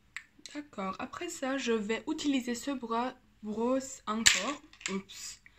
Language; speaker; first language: French; non-native, learner; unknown